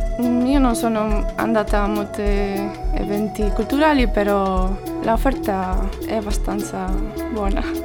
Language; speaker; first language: Italian; non-native, learner; Spanish